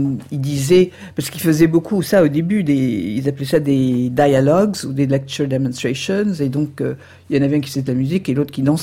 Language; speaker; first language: French; native; French